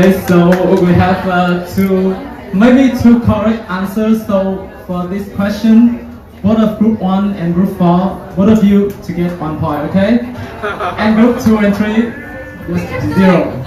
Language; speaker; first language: English; non-native, fluent; Vietnamese